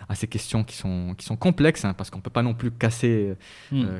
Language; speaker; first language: French; non-native, local second language; Arabic